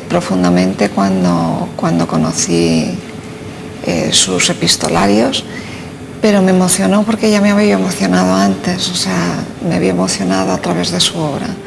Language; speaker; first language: Spanish; native; Spanish